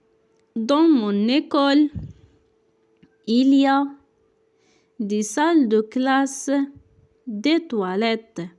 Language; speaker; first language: French; non-native, local second language; Arabic